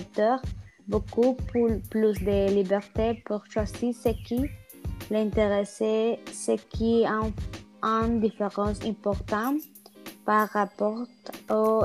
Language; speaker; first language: French; non-native, learner; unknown